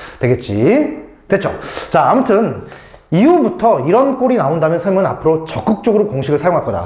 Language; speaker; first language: Korean; native; Korean